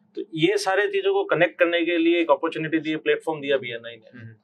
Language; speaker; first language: Hindi; native; Hindi